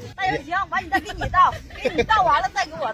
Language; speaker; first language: Chinese; native; Chinese